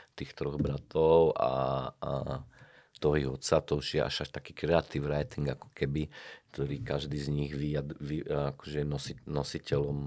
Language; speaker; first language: Slovak; native; Slovak